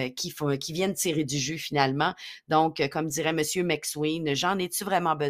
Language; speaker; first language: French; native; French